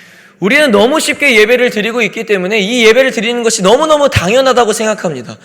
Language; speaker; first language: Korean; native; Korean